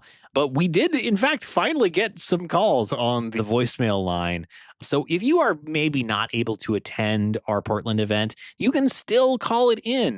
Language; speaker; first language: English; native; English